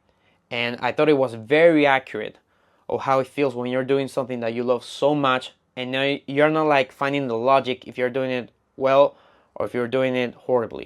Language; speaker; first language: English; non-native, fluent; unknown